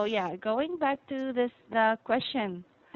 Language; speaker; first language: English; non-native, fluent; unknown